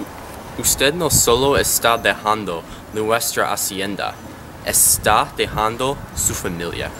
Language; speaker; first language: Spanish; non-native, learner; English